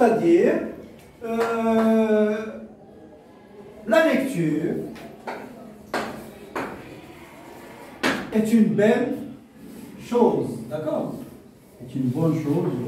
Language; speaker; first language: French; non-native, local second language; Arabic